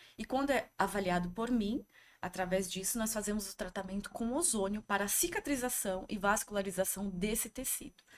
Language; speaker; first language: Portuguese; native; Portuguese